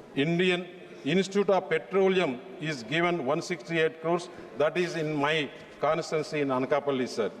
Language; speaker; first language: English; non-native, local second language; Telugu